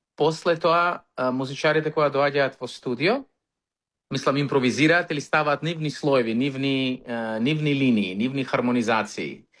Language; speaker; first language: Macedonian; native; Macedonian